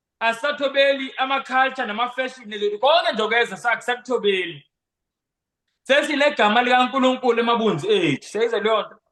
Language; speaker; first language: Zulu; non-native, local second language; Xhosa